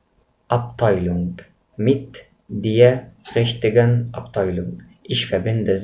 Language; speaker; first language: German; non-native, fluent; Arabic